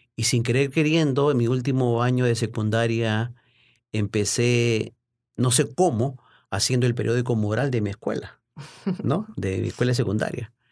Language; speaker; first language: Spanish; native; Spanish